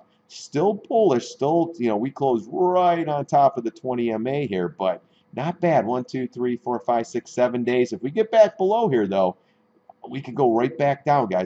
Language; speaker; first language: English; native; English